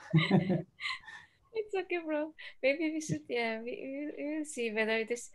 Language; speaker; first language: English; non-native, fluent; Indonesian